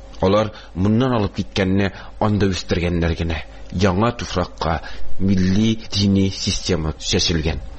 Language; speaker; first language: Tatar; native; Tatar